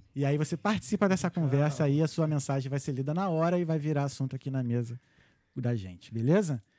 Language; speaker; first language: Portuguese; native; Portuguese